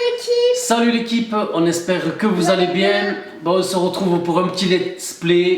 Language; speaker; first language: French; native; French